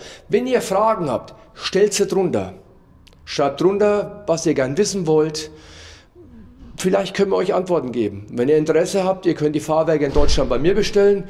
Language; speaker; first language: German; native; German